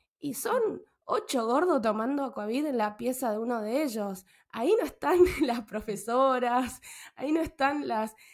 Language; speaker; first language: Spanish; native; Spanish